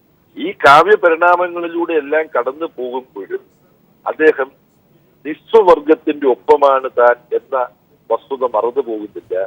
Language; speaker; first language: Malayalam; native; Malayalam